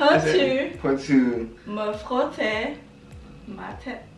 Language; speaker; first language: French; non-native, learner; English